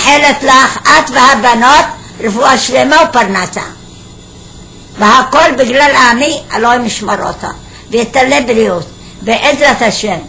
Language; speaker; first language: Hebrew; non-native, fluent; Arabic